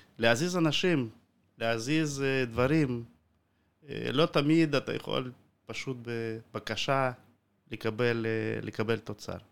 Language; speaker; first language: Hebrew; non-native, fluent; Russian